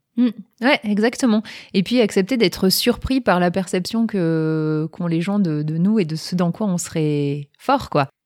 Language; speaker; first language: French; native; French